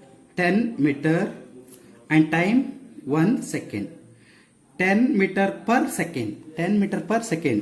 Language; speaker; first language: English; non-native, local second language; Kannada